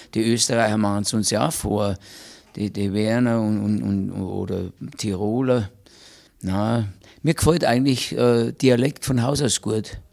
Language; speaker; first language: German; native; German